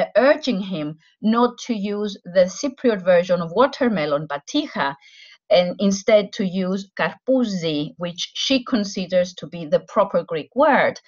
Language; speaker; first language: English; non-native, fluent; Greek